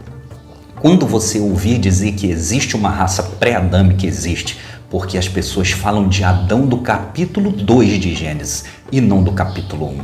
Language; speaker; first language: Portuguese; native; Portuguese